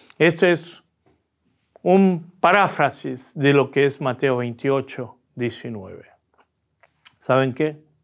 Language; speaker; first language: Spanish; early bilingual, other home language; Korean